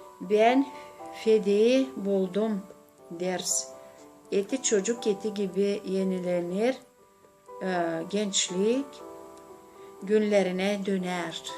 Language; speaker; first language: Turkish; non-native, learner; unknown